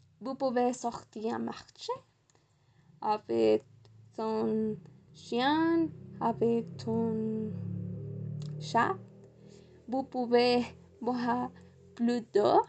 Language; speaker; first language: French; non-native, learner; Spanish